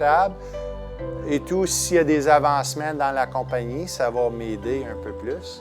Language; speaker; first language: French; native; French